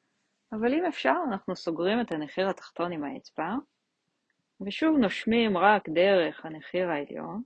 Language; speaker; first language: Hebrew; native; Hebrew